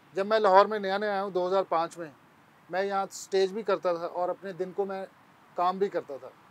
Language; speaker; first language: Urdu; non-native, local second language; Punjabi